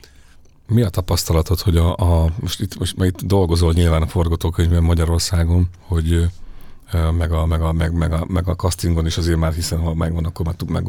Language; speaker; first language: Hungarian; native; Hungarian